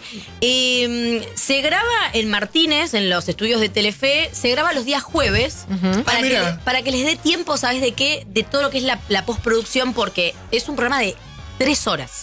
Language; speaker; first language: Spanish; native; Spanish